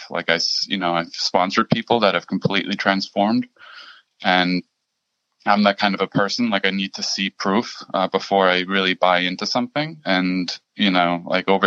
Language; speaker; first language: English; early bilingual, other home language; German